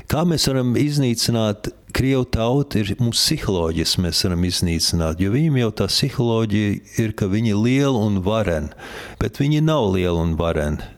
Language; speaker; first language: Latvian; early bilingual, heritage; Latvian